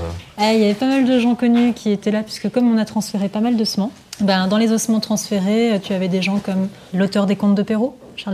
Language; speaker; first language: French; native; French